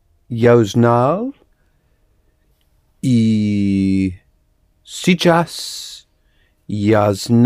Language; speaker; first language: Russian; non-native, learner; English